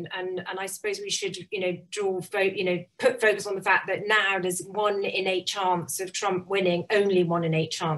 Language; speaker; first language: English; native; English